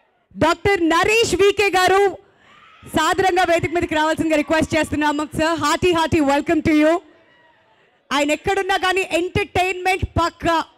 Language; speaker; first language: Telugu; native; Telugu